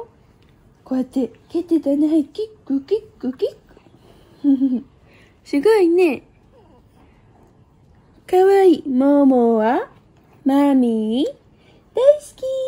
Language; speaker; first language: Japanese; native; Japanese